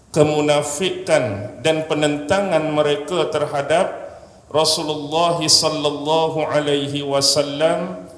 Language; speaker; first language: Malay; native; Malay